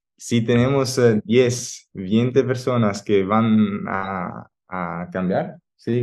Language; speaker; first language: Spanish; non-native, learner; Italian